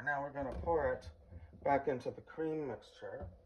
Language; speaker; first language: English; native; English